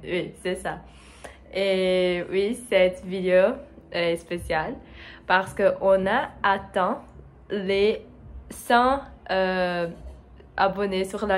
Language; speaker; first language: French; non-native, learner; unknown